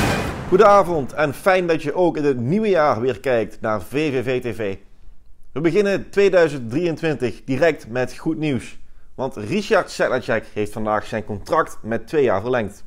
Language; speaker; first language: Dutch; native; Dutch